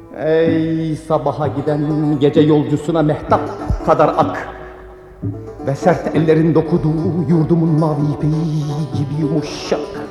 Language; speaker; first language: Turkish; native; Turkish